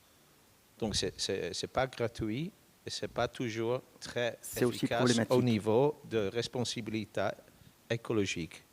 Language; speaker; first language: French; non-native, fluent; English